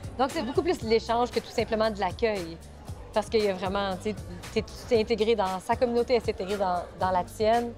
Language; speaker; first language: French; native; French